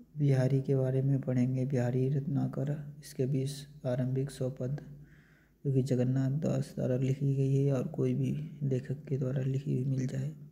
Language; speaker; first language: Hindi; native; Hindi